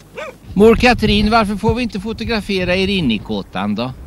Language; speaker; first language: Swedish; native; Swedish